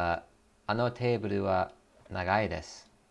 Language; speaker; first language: Japanese; non-native, learner; English